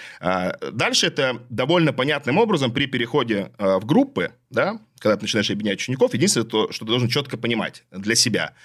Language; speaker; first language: Russian; native; Russian